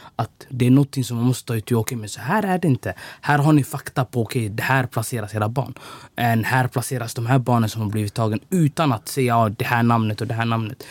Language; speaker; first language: Swedish; early bilingual, other home language; Somali